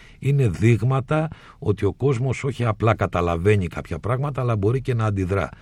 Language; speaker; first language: Greek; native; Greek